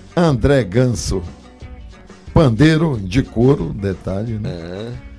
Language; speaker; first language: Portuguese; native; Portuguese